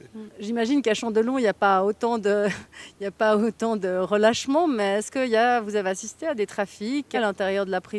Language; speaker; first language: French; native; French